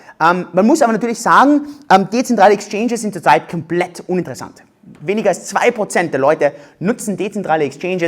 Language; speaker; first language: German; native; German